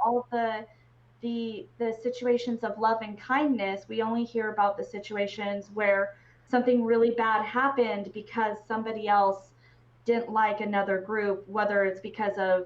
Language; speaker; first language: English; native; English